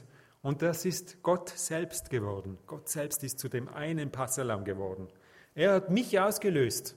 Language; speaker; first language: German; native; German